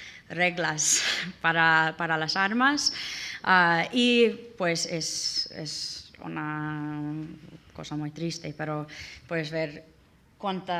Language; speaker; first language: Spanish; non-native, learner; English